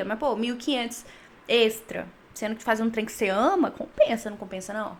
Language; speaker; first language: Portuguese; native; Portuguese